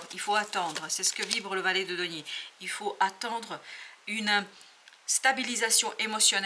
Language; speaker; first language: French; native; French